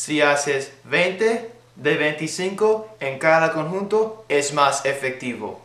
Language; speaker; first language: Spanish; non-native, learner; English